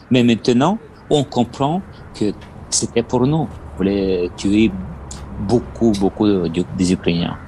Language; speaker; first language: French; non-native, learner; Ukrainian